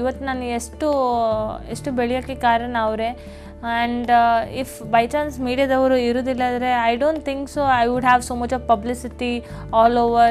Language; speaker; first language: Kannada; non-native, local second language; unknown